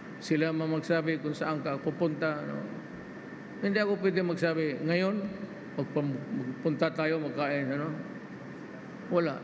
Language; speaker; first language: Filipino; non-native, local second language; Cebuano